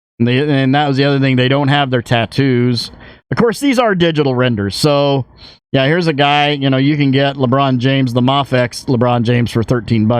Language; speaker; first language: English; native; English